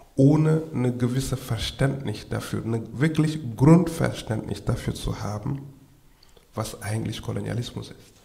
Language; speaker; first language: German; non-native, fluent; Wolof